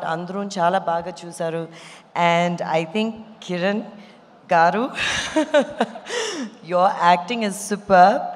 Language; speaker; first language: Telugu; non-native, learner; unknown